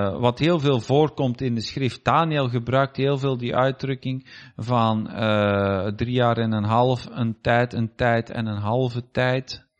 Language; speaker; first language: Dutch; native; Dutch